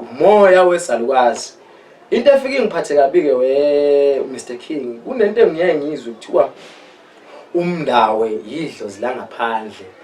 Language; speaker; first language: Zulu; native; Zulu